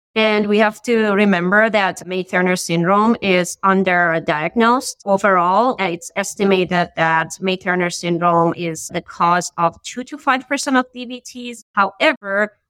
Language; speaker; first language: English; non-native, fluent; Persian